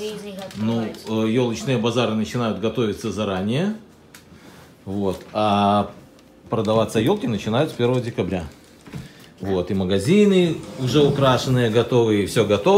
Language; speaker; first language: Russian; native; Russian